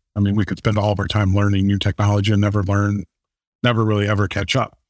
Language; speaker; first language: English; native; English